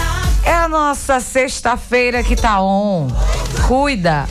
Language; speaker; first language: Portuguese; native; Portuguese